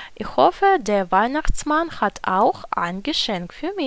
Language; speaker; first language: German; non-native, learner; Ukrainian